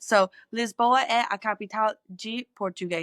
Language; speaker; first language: Portuguese; non-native, learner; English